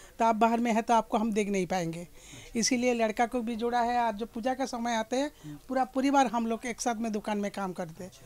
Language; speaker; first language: Hindi; native; Hindi